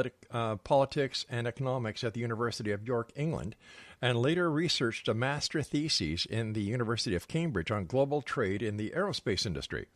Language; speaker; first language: English; native; English